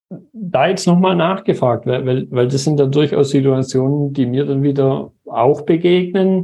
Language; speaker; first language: German; native; German